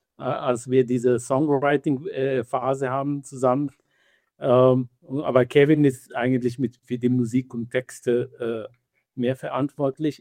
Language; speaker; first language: German; non-native, fluent; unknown